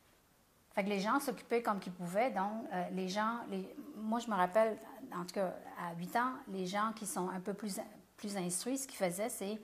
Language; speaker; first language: French; early bilingual, other home language; Khmer